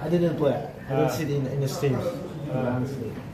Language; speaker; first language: English; non-native, learner; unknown